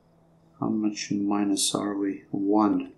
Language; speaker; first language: English; non-native, fluent; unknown